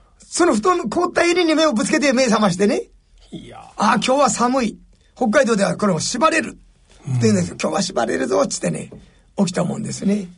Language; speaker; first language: Japanese; native; Japanese